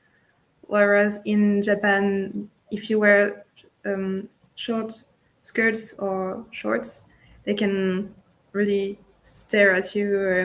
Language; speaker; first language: English; non-native, fluent; French